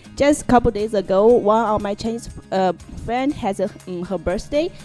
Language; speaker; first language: English; non-native, learner; Chinese